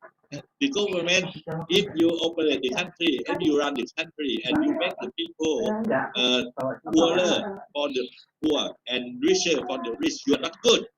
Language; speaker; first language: English; non-native, fluent; Thai